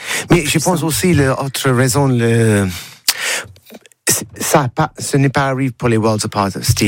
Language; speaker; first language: French; non-native, learner; English